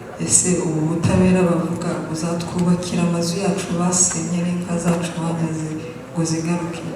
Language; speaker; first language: Kinyarwanda; native; Kinyarwanda